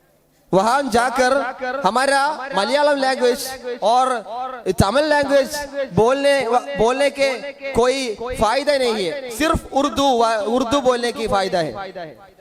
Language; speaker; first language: Hindi; non-native, local second language; Malayalam